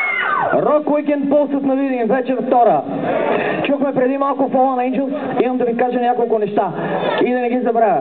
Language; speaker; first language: Bulgarian; native; Bulgarian